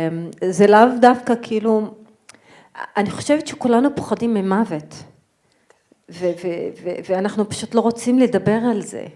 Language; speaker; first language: Hebrew; non-native, local second language; Arabic